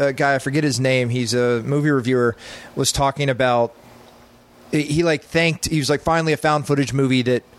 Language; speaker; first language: English; native; English